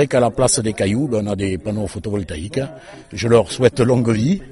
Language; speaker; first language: French; native; French